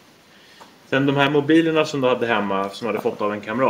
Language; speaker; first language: Swedish; native; Swedish